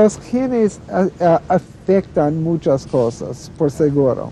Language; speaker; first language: Spanish; non-native, fluent; English